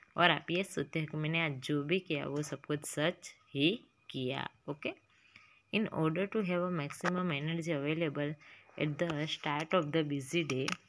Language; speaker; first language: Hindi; non-native, local second language; Gujarati